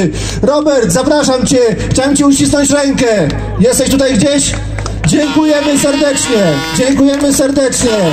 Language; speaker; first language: Polish; native; Polish